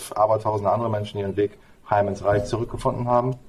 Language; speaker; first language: German; native; German